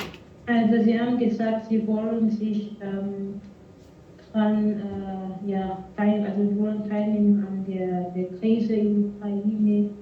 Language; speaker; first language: German; non-native, fluent; French